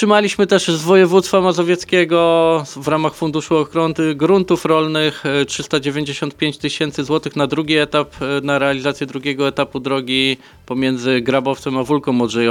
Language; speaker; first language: Polish; native; Polish